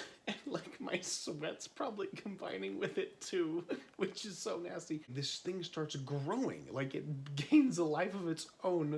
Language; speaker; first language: English; native; English